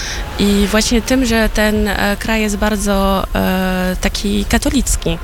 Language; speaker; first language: Polish; early bilingual, heritage; Polish